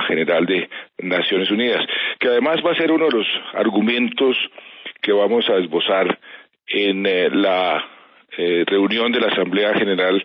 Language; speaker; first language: Spanish; native; Spanish